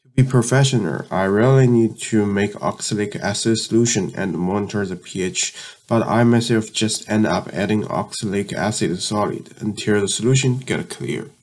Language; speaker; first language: English; non-native, learner; Chinese